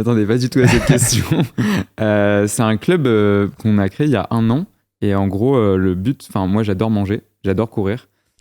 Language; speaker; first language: French; native; French